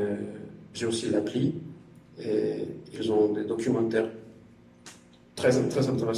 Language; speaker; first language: French; non-native, fluent; Spanish